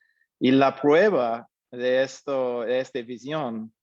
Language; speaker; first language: Spanish; non-native, fluent; English